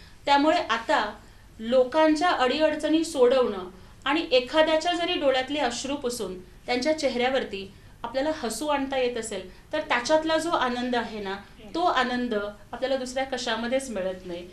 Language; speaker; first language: Marathi; non-native, local second language; Telugu